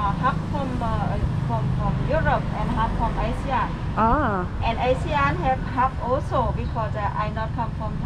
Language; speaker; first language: English; non-native, learner; Vietnamese